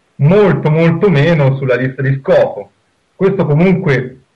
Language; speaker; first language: Italian; native; Italian